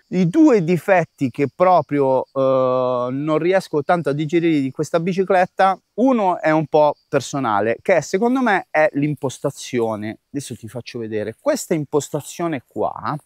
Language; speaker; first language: Italian; native; Italian